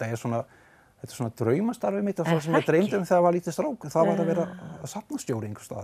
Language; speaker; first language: Icelandic; non-native, fluent; Danish